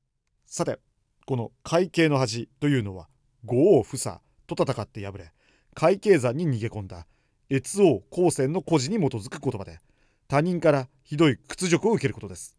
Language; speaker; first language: Japanese; native; Japanese